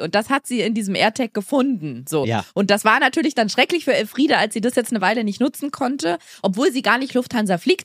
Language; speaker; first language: German; native; German